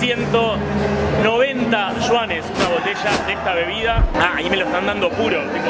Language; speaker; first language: Spanish; native; Spanish